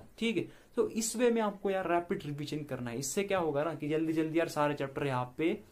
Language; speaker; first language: Hindi; non-native, local second language; Marathi